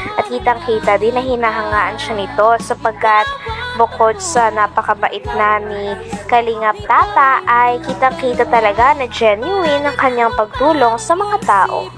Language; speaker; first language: Filipino; native; Filipino